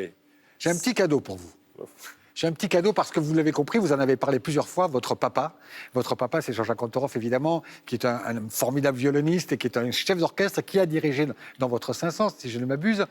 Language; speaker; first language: French; native; French